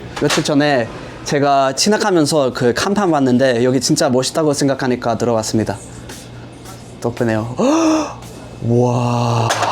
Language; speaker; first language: Korean; non-native, fluent; English